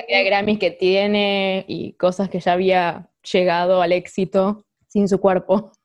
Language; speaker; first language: Spanish; native; Spanish